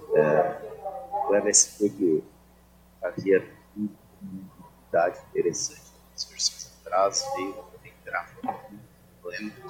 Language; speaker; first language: Portuguese; native; Portuguese